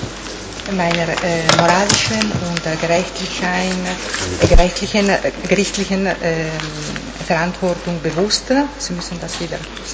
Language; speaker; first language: German; non-native, fluent; Italian